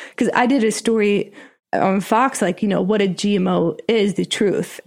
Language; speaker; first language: English; native; English